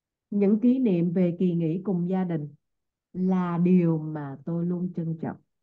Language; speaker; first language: Vietnamese; native; Vietnamese